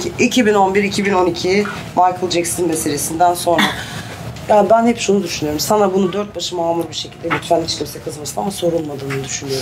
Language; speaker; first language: Turkish; native; Turkish